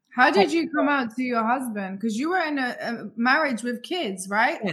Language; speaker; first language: English; native; English